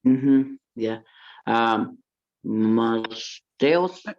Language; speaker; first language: English; non-native, learner; Spanish